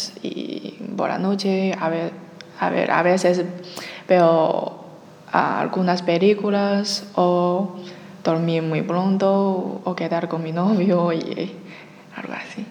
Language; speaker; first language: Spanish; non-native, learner; Chinese